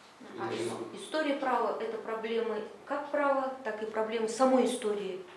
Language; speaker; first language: Russian; native; Russian